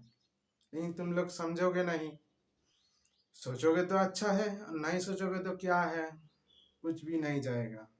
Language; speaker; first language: Hindi; non-native, local second language; Bangla